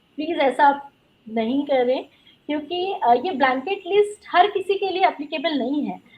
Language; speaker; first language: Hindi; non-native, local second language; Marathi